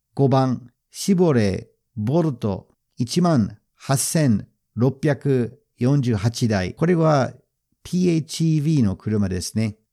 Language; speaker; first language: Japanese; non-native, fluent; English